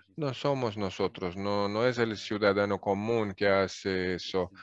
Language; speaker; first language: Spanish; non-native, fluent; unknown